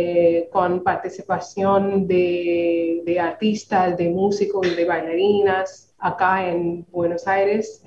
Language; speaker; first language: Spanish; non-native, fluent; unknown